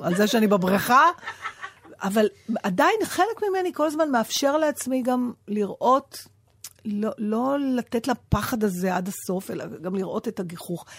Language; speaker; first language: Hebrew; native; Hebrew